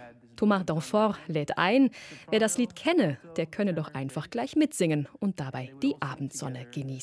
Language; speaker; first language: German; native; German